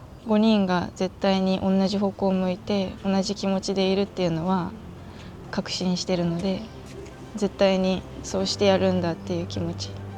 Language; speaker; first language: Japanese; native; Japanese